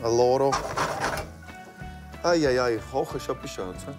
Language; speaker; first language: German; native; German